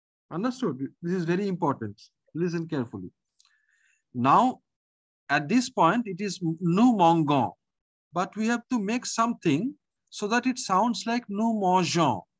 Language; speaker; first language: English; non-native, local second language; Bangla